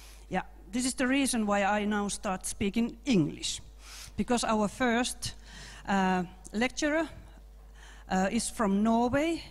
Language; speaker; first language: English; non-native, fluent; Finnish